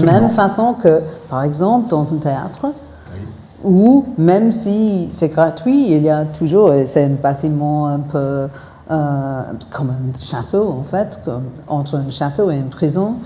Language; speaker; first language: French; non-native, fluent; English